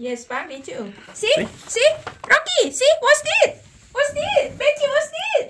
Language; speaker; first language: English; non-native, learner; Thai